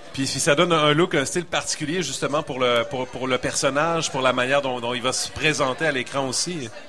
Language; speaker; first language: French; native; French